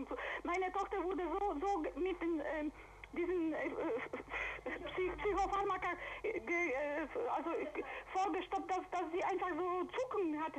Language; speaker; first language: German; non-native, fluent; Polish